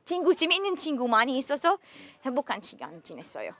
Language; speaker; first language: Korean; non-native, learner; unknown